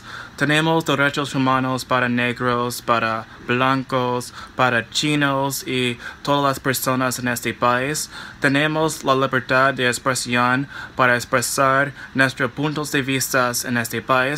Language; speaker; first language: Spanish; non-native, fluent; English